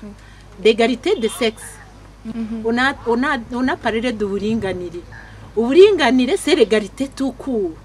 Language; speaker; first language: French; non-native, local second language; Kinyarwanda